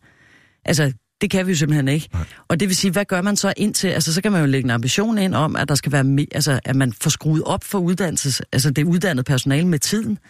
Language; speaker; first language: Danish; native; Danish